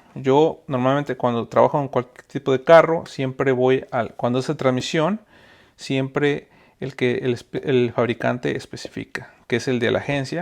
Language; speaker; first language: Spanish; native; Spanish